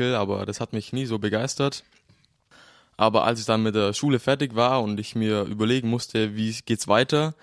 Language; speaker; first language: German; native; German